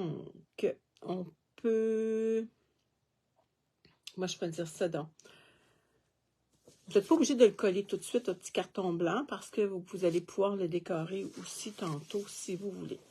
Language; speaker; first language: French; native; French